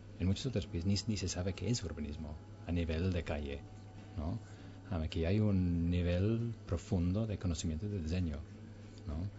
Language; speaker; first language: Spanish; non-native, fluent; English